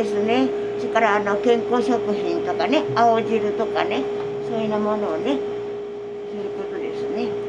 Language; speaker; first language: Japanese; native; Japanese